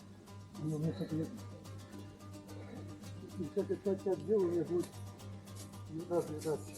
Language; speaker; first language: Russian; native; Russian